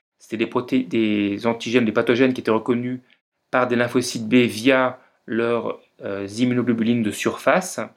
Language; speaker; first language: French; native; French